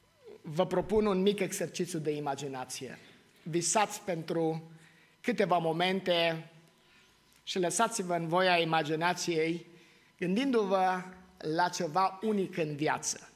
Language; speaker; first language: Romanian; native; Romanian